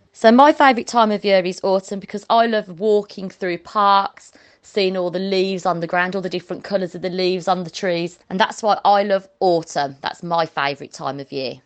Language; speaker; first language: English; native; English